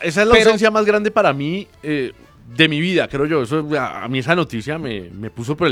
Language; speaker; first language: Spanish; native; Spanish